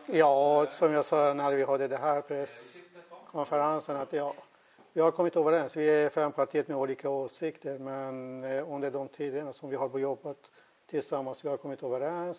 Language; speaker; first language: Swedish; non-native, fluent; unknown